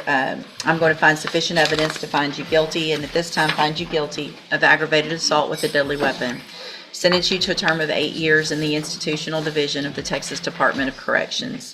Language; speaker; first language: English; native; English